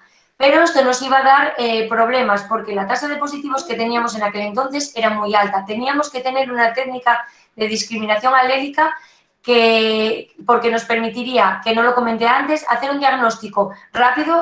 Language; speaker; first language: Spanish; native; Spanish